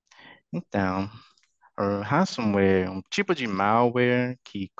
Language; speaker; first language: Portuguese; non-native, fluent; English